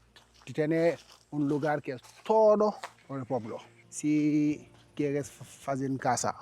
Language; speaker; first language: Spanish; non-native, learner; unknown